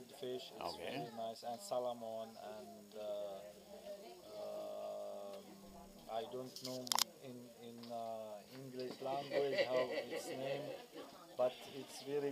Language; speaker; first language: English; non-native, learner; Arabic